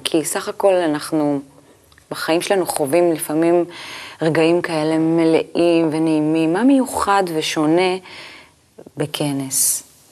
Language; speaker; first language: Hebrew; native; Hebrew